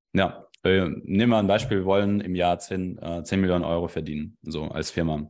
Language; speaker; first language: German; non-native, fluent; Russian